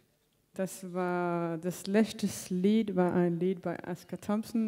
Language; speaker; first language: German; non-native, learner; Danish